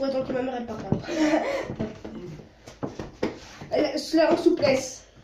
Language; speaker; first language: French; native; French